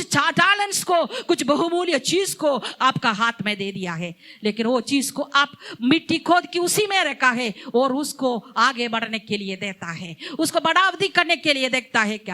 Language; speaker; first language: Hindi; non-native, local second language; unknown